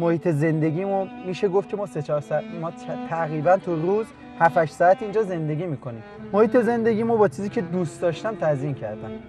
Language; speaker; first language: Persian; non-native, local second language; Azerbaijani